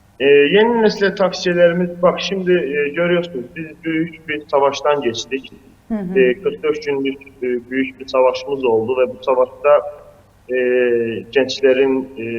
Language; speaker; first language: Turkish; non-native, fluent; Azerbaijani